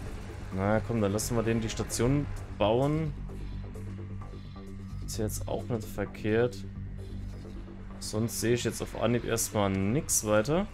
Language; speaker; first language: German; native; German